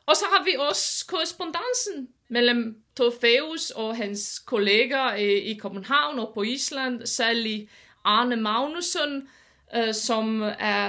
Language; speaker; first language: Danish; non-native, fluent; Polish